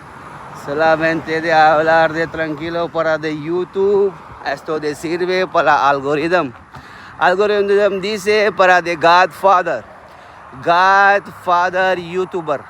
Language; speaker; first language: Spanish; non-native, learner; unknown